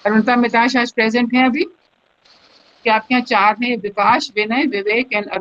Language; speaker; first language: Hindi; native; Hindi